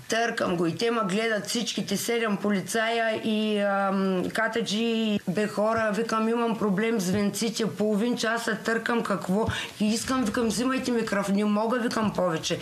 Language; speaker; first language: Bulgarian; native; Bulgarian